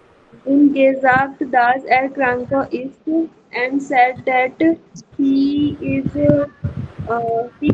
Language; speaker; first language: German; non-native, learner; Hindi